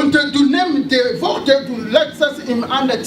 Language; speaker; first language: German; non-native, learner; French